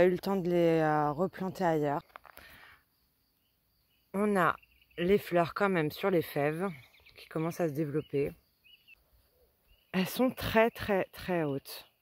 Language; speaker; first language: French; native; French